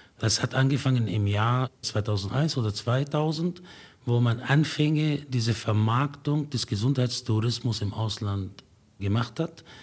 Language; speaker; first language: German; non-native, fluent; Arabic